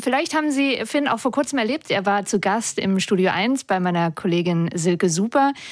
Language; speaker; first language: German; native; German